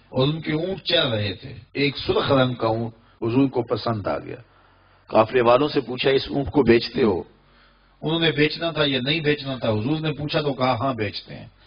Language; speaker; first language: Urdu; non-native, local second language; Punjabi